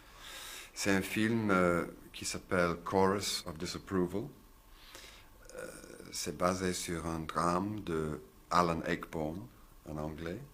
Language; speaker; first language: French; non-native, learner; English